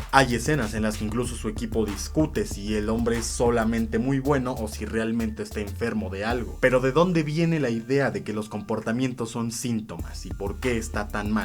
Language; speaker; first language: Spanish; native; Spanish